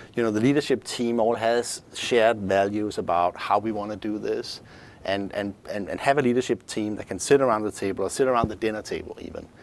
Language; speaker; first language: English; non-native, fluent; Danish